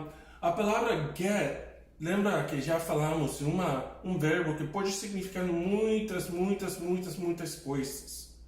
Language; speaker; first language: Portuguese; non-native, fluent; English